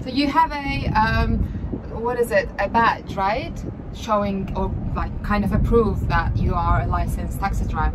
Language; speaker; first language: English; non-native, fluent; Turkish